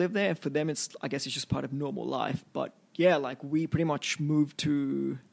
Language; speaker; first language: English; early bilingual, other home language; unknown